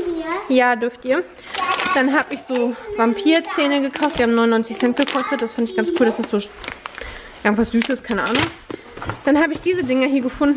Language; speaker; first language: German; native; German